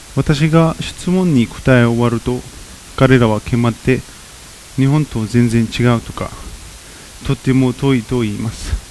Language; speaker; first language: Japanese; non-native, fluent; Arabic